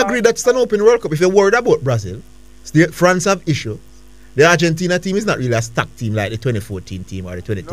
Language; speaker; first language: English; native; English